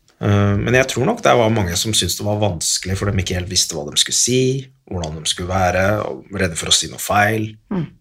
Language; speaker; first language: Norwegian; early bilingual, other home language; Arabic